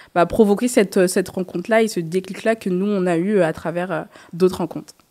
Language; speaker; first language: French; native; French